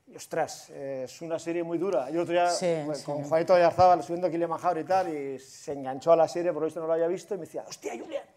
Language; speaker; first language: Spanish; native; Spanish